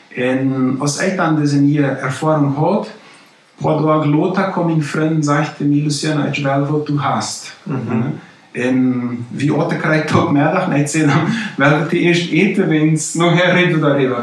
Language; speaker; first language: German; non-native, learner; Plautdietsch